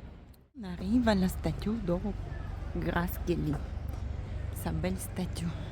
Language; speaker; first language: French; non-native, fluent; Russian